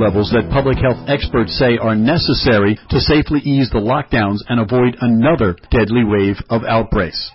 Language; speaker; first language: English; native; English